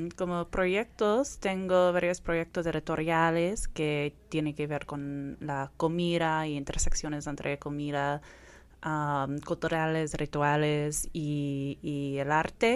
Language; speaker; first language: Spanish; non-native, fluent; English